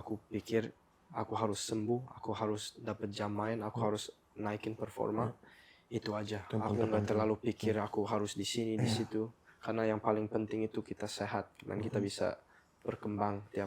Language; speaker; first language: Indonesian; early bilingual, heritage; English